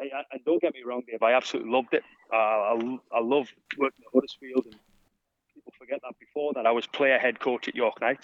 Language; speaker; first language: English; native; English